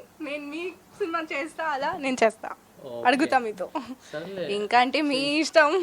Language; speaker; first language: Telugu; non-native, learner; Hindi